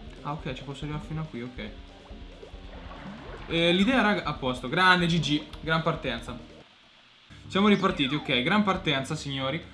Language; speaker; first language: Italian; native; Italian